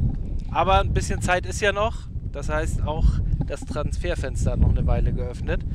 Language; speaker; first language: German; native; German